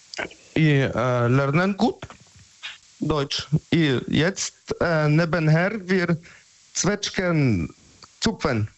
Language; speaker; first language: German; non-native, learner; Polish